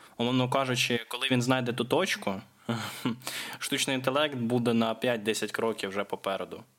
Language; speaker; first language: Ukrainian; non-native, local second language; Russian